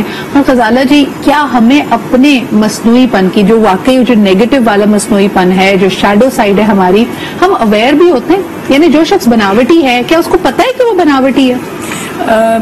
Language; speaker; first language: Urdu; native; Urdu